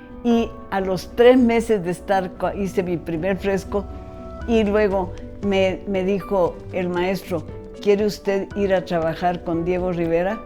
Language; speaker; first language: Spanish; native; Spanish